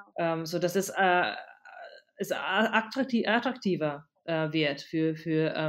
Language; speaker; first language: German; non-native, fluent; Spanish